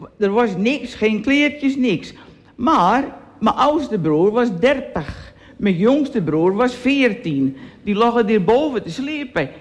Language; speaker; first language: Dutch; native; Dutch